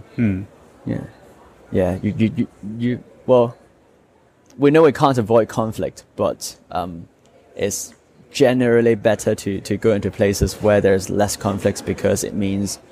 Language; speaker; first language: English; non-native, local second language; Cantonese